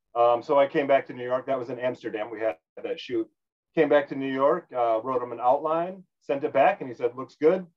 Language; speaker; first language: English; native; English